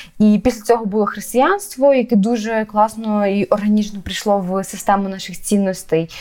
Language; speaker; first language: Ukrainian; native; Ukrainian